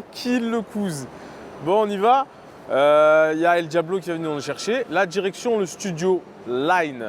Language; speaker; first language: French; native; French